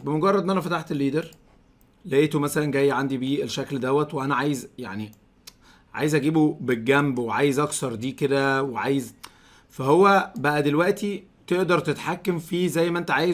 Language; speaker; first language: Arabic; native; Arabic